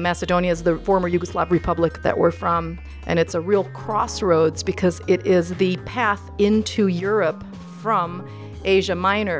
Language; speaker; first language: English; early bilingual, other home language; Macedonian